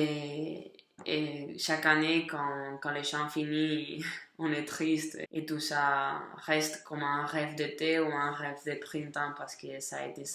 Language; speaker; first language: French; non-native, learner; Catalan